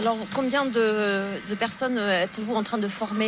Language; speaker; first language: French; native; French